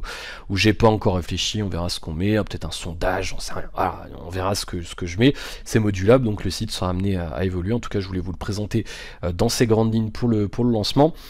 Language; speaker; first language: French; native; French